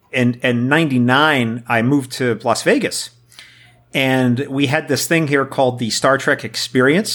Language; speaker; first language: English; native; English